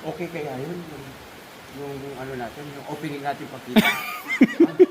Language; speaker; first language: Filipino; native; Filipino